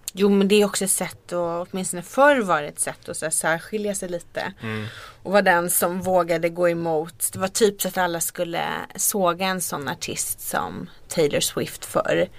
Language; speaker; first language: Swedish; native; Swedish